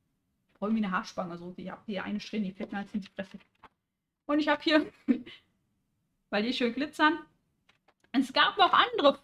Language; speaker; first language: German; native; German